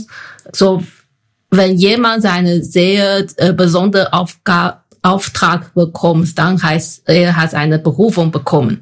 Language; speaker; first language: German; non-native, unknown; Chinese